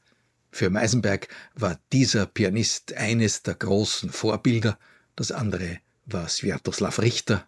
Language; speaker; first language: German; native; German